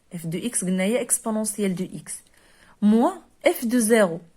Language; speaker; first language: French; non-native, local second language; Arabic